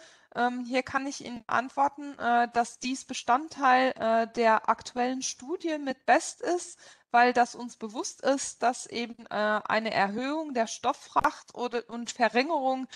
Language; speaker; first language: German; non-native, local second language; Luxembourgish